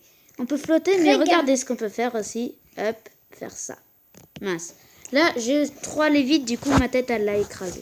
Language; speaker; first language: French; native; French